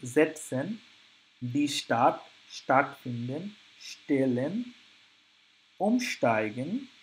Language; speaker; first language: German; non-native, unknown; Bangla